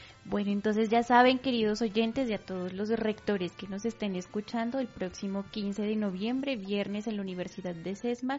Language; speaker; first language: Spanish; native; Spanish